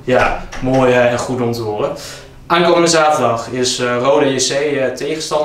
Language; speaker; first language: Dutch; native; Dutch